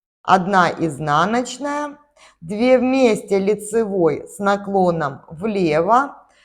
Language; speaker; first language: Russian; native; Russian